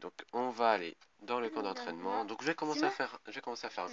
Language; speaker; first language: French; native; French